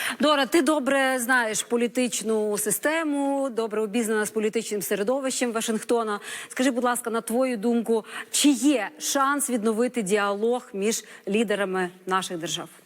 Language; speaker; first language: Ukrainian; native; Ukrainian